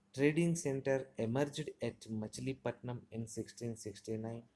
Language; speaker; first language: English; non-native, local second language; Telugu